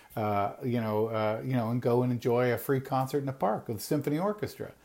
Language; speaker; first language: English; native; English